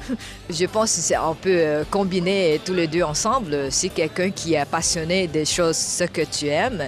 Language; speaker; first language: French; non-native, fluent; Chinese